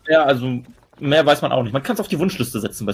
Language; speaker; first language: German; native; German